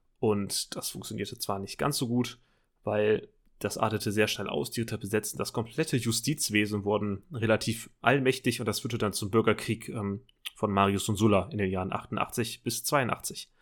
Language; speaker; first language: German; native; German